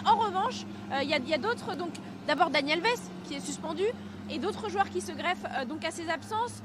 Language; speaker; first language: French; native; French